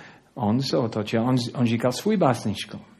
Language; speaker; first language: Czech; non-native, fluent; English